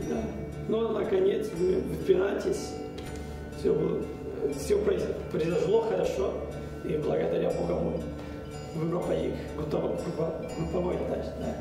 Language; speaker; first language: Russian; non-native, learner; Spanish